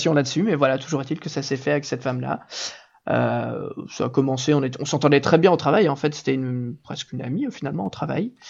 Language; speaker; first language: French; native; French